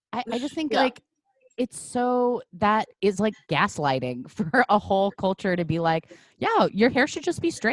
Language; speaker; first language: English; native; English